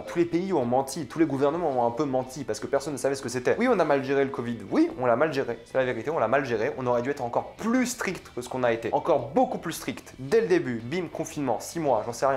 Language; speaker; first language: French; native; French